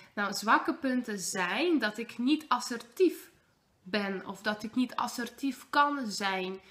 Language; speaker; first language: Dutch; non-native, fluent; Polish